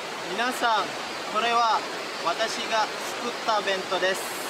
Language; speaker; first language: Japanese; non-native, learner; Malay